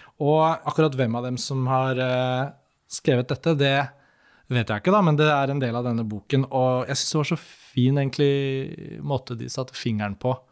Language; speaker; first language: Norwegian; native; Norwegian